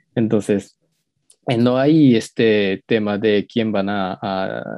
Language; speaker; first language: Spanish; non-native, learner; Japanese